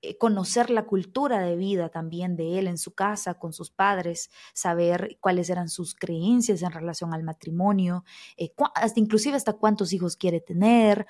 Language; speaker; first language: Spanish; native; Spanish